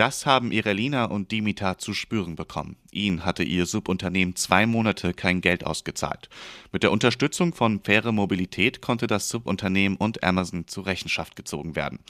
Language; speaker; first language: German; native; German